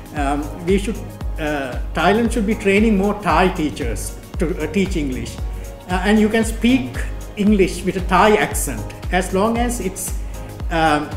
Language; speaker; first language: English; non-native, local second language; Sinhala